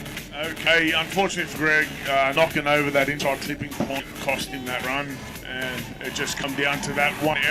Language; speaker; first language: English; native; English